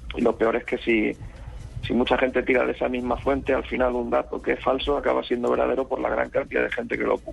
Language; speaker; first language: Spanish; native; Spanish